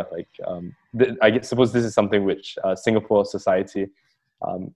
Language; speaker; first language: English; native; English